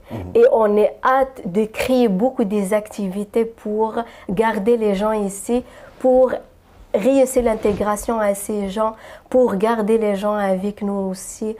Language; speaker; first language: French; non-native, local second language; Arabic